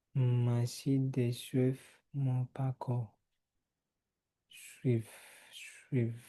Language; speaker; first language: French; non-native, learner; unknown